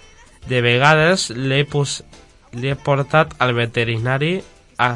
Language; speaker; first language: Catalan; non-native, local second language; Spanish